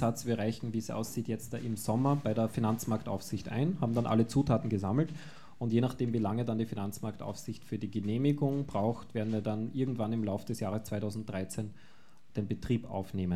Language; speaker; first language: German; native; German